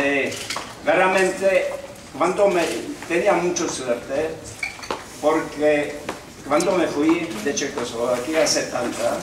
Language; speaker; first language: Spanish; non-native, learner; Czech